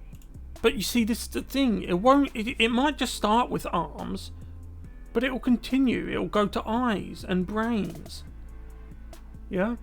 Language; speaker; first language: English; native; English